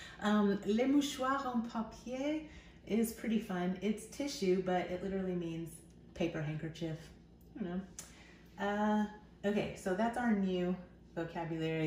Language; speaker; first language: English; native; English